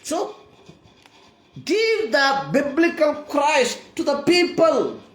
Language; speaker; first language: English; non-native, local second language; Kannada